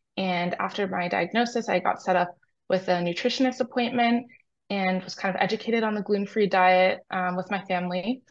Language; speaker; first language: English; native; English